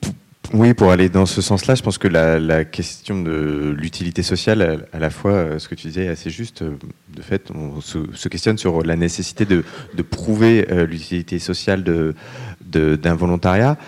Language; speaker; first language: French; native; French